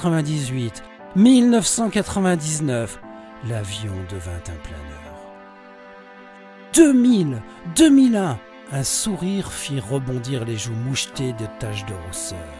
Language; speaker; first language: French; native; French